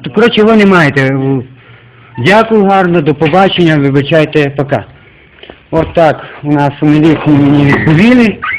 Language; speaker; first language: Ukrainian; native; Ukrainian